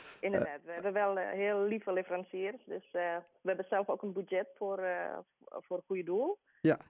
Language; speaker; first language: Dutch; non-native, learner; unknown